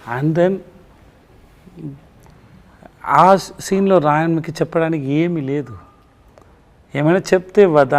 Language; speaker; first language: Telugu; non-native, learner; Tamil